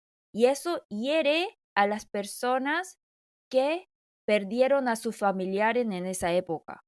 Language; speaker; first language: Spanish; non-native, fluent; Korean